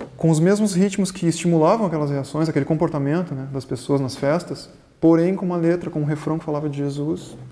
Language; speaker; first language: Portuguese; native; Portuguese